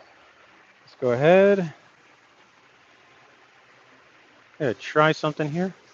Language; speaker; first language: English; native; English